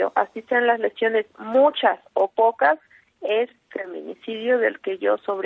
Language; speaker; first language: Spanish; native; Spanish